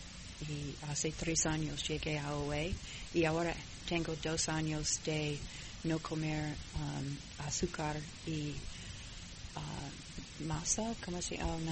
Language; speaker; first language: Spanish; non-native, fluent; English